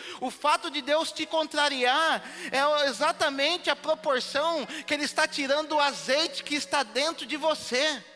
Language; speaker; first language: Portuguese; native; Portuguese